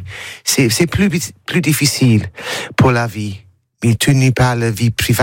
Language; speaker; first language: French; non-native, learner; English